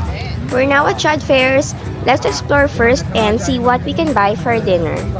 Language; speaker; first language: English; non-native, local second language; Filipino